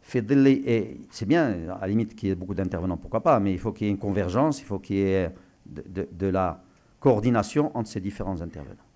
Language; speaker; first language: French; non-native, local second language; Arabic